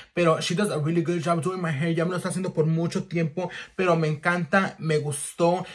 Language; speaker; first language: Spanish; early bilingual, heritage; Spanish